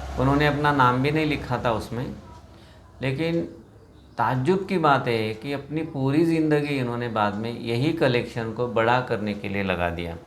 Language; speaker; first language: Hindi; non-native, local second language; Marathi